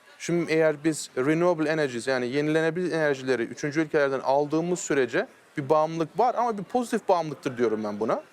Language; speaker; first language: Turkish; early bilingual, heritage; Turkish